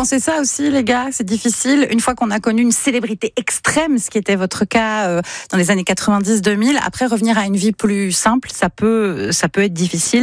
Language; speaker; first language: French; native; French